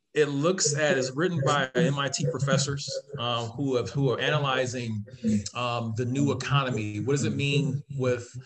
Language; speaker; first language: English; native; English